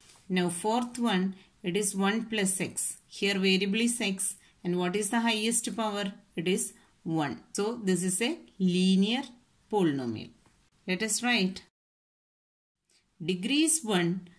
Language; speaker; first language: English; non-native, local second language; Malayalam